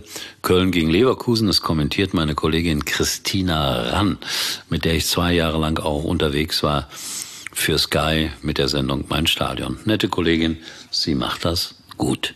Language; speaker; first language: German; native; German